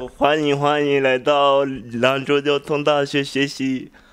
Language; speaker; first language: Chinese; non-native, learner; Kinyarwanda